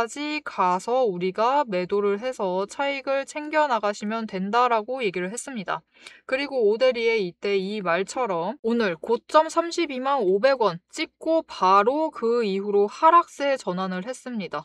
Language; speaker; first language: Korean; native; Korean